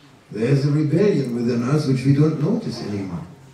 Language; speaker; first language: English; non-native, fluent; German